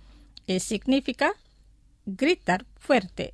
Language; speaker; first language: Spanish; non-native, fluent; Indonesian